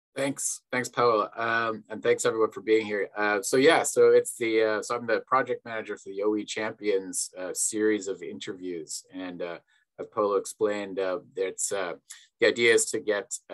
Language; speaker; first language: English; native; English